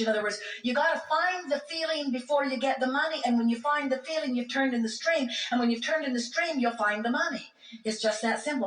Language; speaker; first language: English; native; English